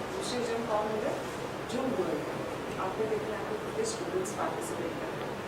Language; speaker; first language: Hindi; native; Hindi